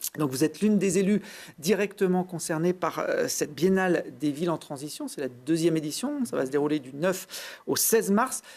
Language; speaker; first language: French; native; French